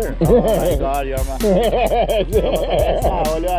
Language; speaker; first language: English; non-native, learner; Spanish